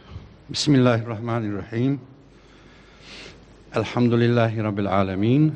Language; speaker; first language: Arabic; non-native, fluent; Bosnian